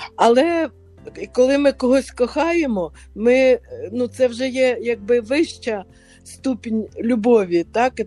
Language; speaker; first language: Ukrainian; native; Ukrainian